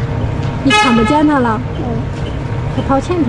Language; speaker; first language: Chinese; native; Chinese